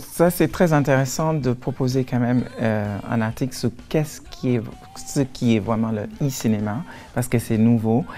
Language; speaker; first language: French; non-native, fluent; English